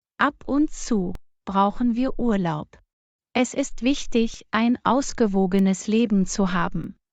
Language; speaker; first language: German; non-native, fluent; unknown